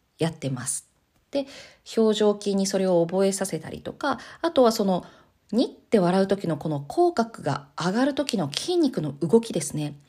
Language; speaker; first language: Japanese; native; Japanese